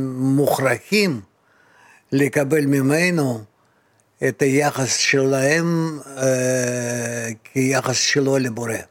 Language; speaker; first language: Hebrew; non-native, fluent; Russian